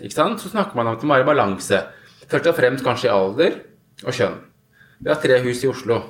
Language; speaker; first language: Norwegian; early bilingual, other home language; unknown